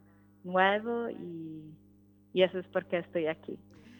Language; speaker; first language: Spanish; non-native, learner; Italian